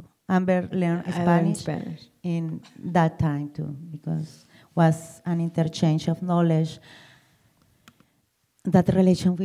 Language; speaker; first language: English; non-native, learner; Spanish